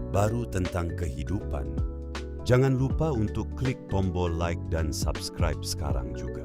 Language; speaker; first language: Indonesian; native; Indonesian